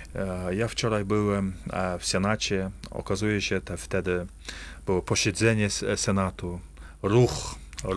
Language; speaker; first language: Polish; non-native, fluent; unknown